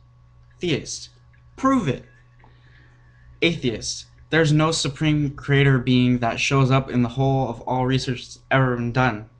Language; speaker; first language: English; native; English